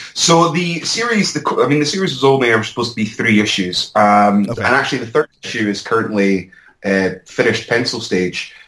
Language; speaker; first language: English; native; English